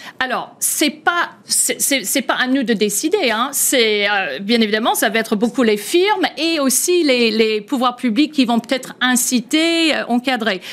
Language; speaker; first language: French; non-native, fluent; English